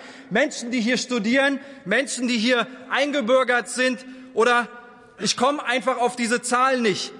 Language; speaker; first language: German; early bilingual, other home language; Turkish